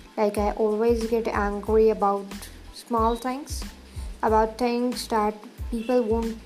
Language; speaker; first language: English; non-native, local second language; Hindi